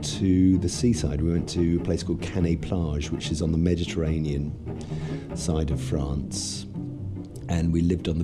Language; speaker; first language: English; native; English